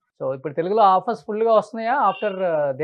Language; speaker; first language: Telugu; native; Telugu